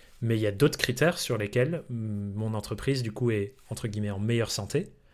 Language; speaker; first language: French; early bilingual, other home language; English